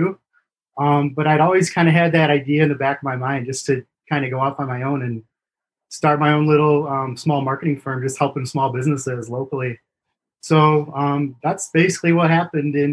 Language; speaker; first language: English; native; English